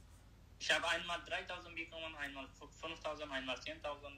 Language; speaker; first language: German; non-native, learner; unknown